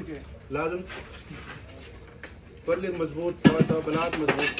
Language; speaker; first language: Arabic; non-native, learner; Urdu